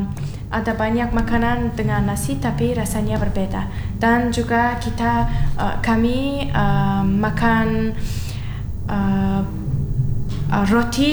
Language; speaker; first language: Indonesian; non-native, learner; Turkmen